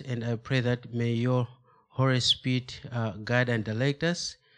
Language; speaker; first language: English; non-native, local second language; Nyanja